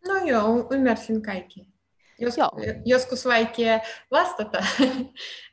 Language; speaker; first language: Finnish; non-native, learner; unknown